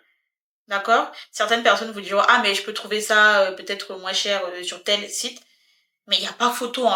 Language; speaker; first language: French; native; French